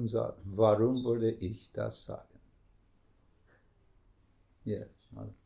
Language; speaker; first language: German; non-native, fluent; English